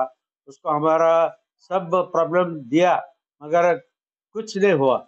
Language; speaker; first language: Hindi; non-native, local second language; Kannada